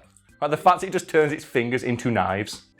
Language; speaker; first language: English; native; English